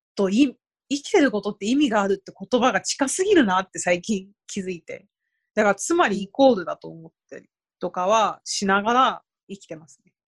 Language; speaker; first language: Japanese; native; Japanese